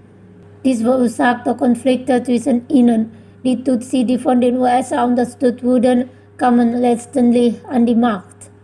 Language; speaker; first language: German; non-native, fluent; Indonesian